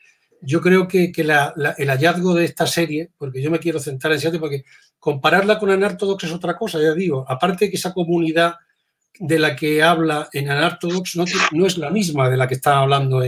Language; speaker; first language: Spanish; native; Spanish